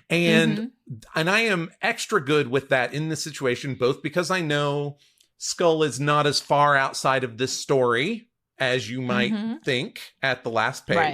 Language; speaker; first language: English; native; English